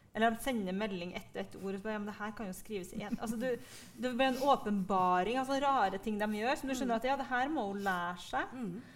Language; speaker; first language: Norwegian; native; Norwegian